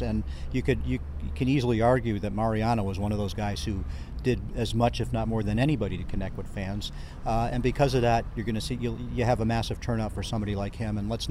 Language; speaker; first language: English; native; English